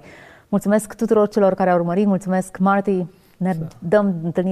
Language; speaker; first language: Romanian; native; Romanian